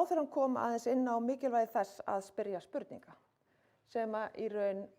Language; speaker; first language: Icelandic; native; Icelandic